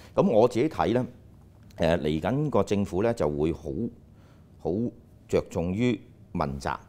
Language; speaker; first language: Cantonese; native; Cantonese